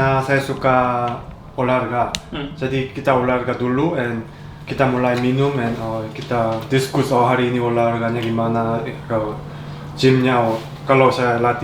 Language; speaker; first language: Indonesian; non-native, learner; Korean